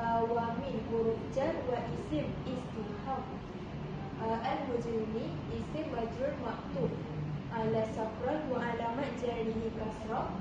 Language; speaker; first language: Arabic; non-native, learner; Malay